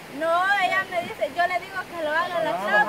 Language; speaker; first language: Spanish; native; Spanish